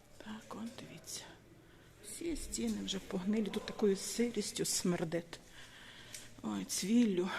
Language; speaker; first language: Ukrainian; native; Ukrainian